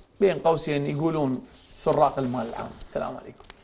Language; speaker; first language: Arabic; native; Arabic